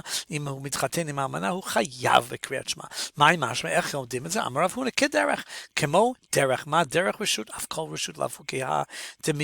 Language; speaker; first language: Hebrew; non-native, fluent; English